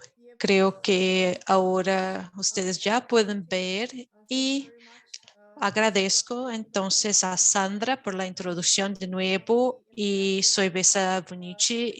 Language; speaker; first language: Spanish; non-native, fluent; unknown